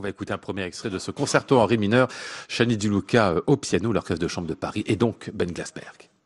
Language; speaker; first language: French; native; French